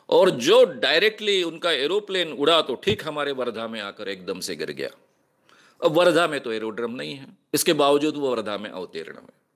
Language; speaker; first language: Hindi; non-native, local second language; Marathi